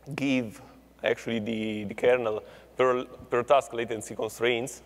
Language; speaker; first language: English; non-native, fluent; Italian